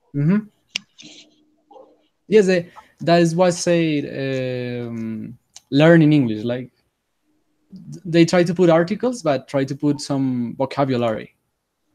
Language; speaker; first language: English; non-native, fluent; Spanish